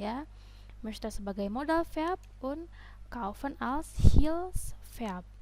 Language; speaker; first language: German; non-native, fluent; Indonesian